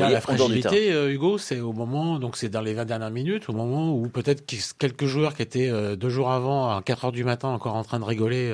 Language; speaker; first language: French; native; French